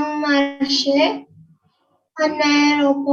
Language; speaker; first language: French; non-native, learner; Indonesian